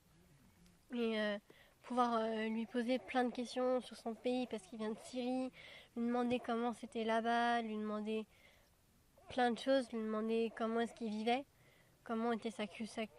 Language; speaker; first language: French; native; French